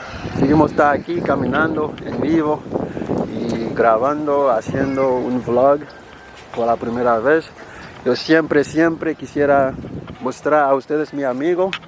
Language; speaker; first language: Spanish; non-native, learner; Haitian Creole